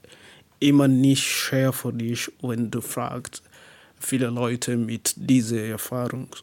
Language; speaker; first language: German; non-native, learner; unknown